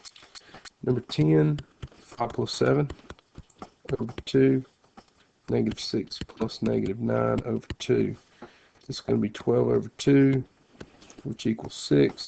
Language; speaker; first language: English; native; English